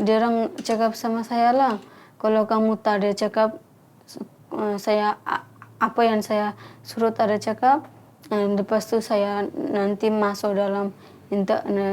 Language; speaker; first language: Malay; non-native, learner; Bangla